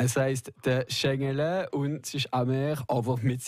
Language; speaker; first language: German; native; German